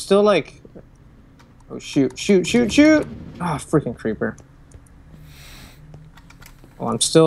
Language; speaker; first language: English; native; English